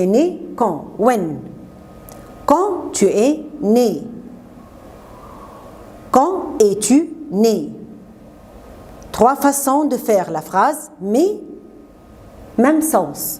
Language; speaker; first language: French; non-native, fluent; Arabic